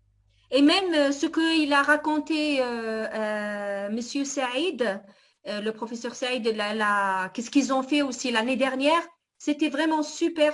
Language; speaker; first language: French; non-native, fluent; Italian